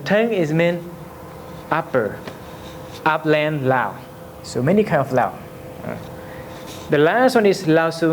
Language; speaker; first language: English; non-native, learner; Lao